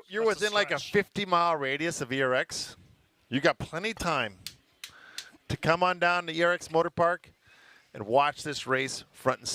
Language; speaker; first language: English; native; English